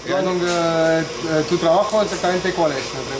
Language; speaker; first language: Spanish; non-native, fluent; French